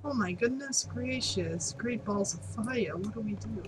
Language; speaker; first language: English; native; English